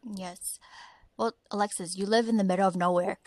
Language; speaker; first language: English; native; English